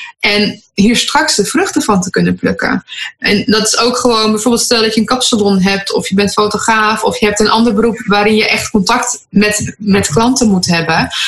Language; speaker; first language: Dutch; native; Dutch